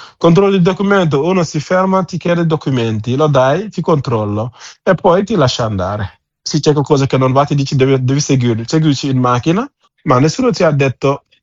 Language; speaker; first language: Italian; non-native, fluent; Wolof